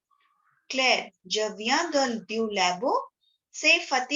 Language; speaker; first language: French; non-native, fluent; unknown